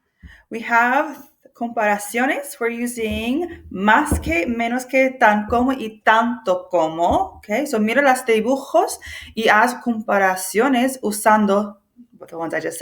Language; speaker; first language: Spanish; non-native, fluent; English